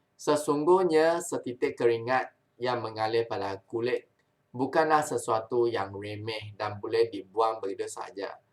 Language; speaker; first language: Malay; non-native, local second language; Chinese